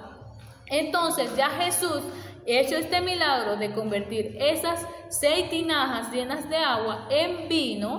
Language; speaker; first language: Spanish; native; Spanish